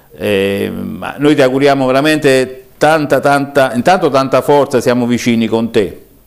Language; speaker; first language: Italian; native; Italian